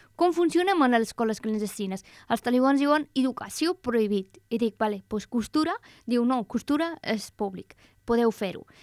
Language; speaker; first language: Catalan; non-native, fluent; Persian